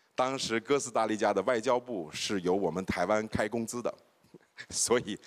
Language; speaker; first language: Chinese; native; Chinese